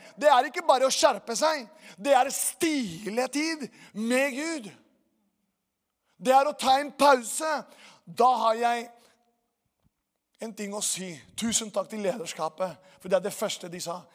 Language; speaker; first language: Norwegian; non-native, fluent; Portuguese